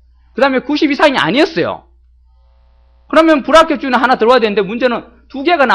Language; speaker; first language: Korean; native; Korean